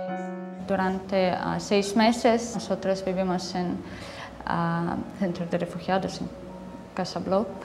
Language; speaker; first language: Spanish; non-native, learner; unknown